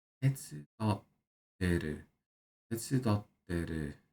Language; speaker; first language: Japanese; non-native, learner; English